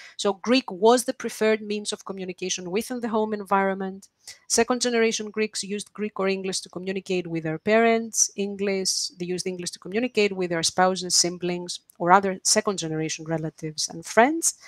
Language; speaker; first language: English; non-native, fluent; Greek